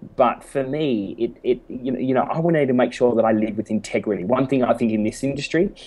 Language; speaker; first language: English; native; English